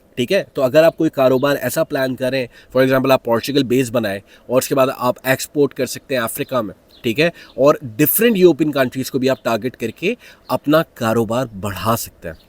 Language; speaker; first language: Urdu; native; Urdu